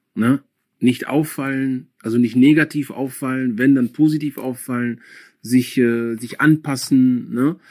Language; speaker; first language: German; early bilingual, other home language; Akan